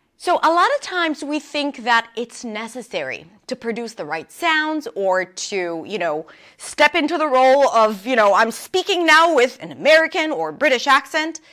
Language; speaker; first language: English; non-native, fluent; Hebrew